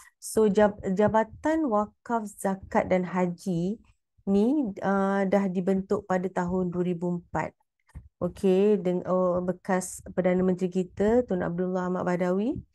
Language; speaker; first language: Malay; native; Malay